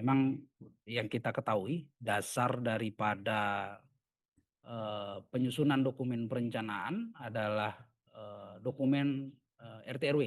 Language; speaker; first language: Indonesian; native; Indonesian